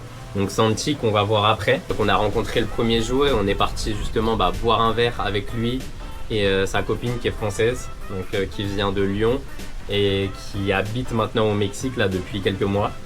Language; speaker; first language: French; native; French